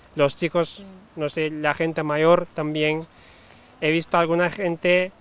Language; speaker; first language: Spanish; non-native, fluent; Turkish